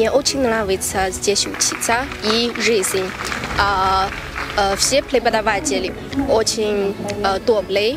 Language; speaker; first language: Russian; non-native, learner; Chinese